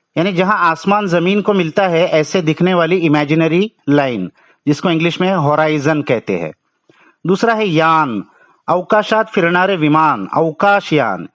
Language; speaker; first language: Hindi; non-native, local second language; Marathi